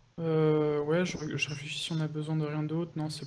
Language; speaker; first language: French; native; French